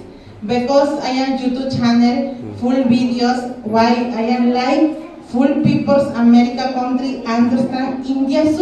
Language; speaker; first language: English; non-native, learner; Spanish